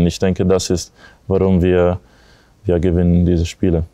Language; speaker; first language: German; non-native, learner; English